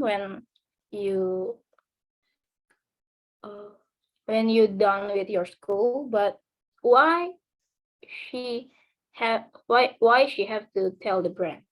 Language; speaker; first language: English; non-native, learner; Indonesian